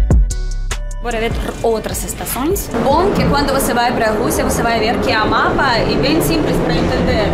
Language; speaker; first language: Portuguese; non-native, learner; Russian